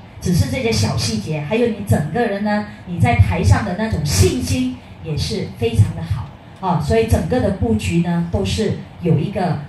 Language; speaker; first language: Chinese; native; Chinese